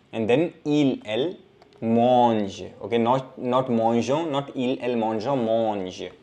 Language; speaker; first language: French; non-native, fluent; Hindi